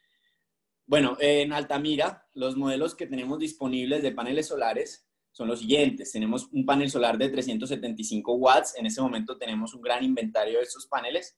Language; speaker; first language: Spanish; native; Spanish